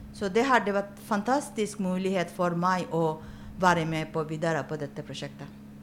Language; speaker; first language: Norwegian; non-native, fluent; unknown